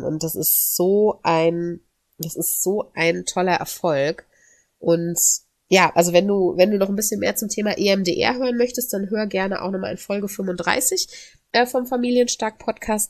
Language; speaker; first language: German; native; German